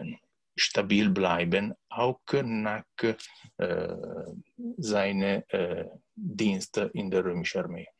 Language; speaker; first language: German; non-native, learner; Italian